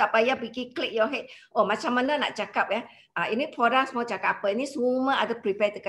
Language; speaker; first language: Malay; non-native, local second language; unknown